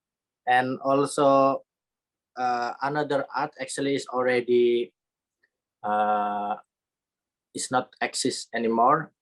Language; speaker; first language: English; non-native, learner; Indonesian